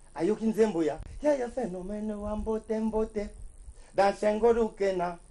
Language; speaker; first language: Lingala; non-native, local second language; Kituba (Democratic Republic of Congo)